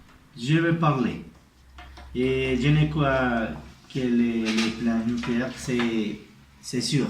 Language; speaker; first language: French; non-native, learner; Spanish